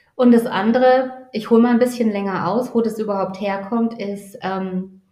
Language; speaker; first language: German; native; German